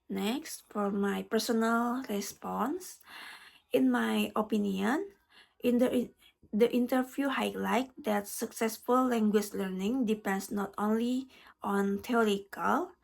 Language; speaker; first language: English; non-native, learner; Indonesian